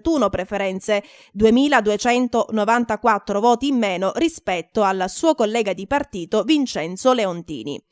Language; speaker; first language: Italian; native; Italian